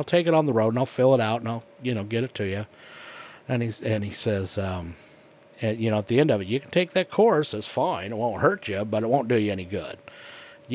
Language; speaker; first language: English; native; English